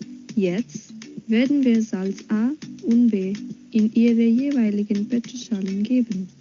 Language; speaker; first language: German; non-native, fluent; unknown